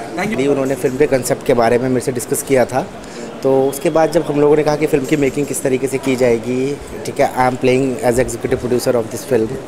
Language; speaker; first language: Hindi; native; Hindi